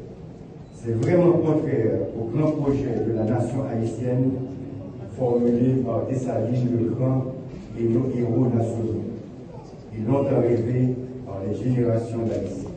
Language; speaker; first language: French; non-native, local second language; Haitian Creole